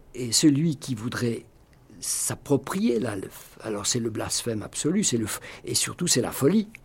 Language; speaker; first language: French; non-native, local second language; Swiss German